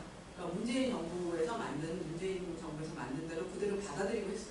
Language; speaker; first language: Korean; native; Korean